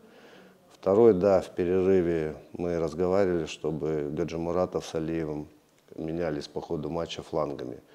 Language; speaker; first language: Russian; native; Russian